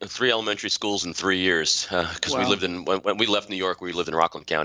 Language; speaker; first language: English; native; English